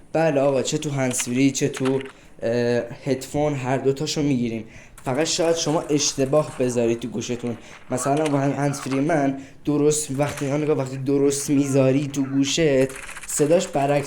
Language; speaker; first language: Persian; native; Persian